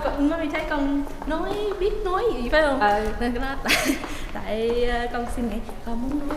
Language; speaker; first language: Vietnamese; early bilingual, heritage; Vietnamese